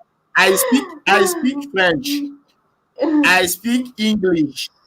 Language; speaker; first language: English; non-native, local second language; French